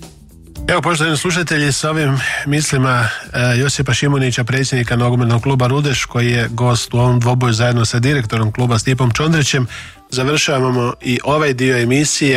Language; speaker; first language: Croatian; native; Croatian